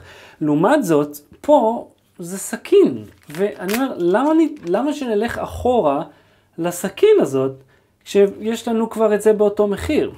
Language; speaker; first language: Hebrew; native; Hebrew